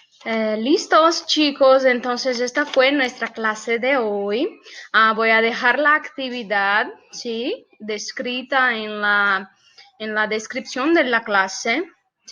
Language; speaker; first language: Spanish; non-native, fluent; Portuguese